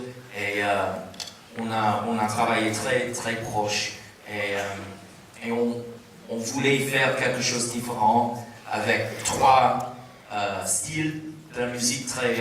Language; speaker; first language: French; non-native, fluent; English